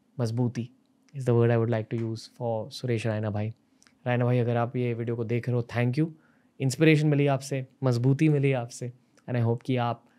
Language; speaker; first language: Hindi; native; Hindi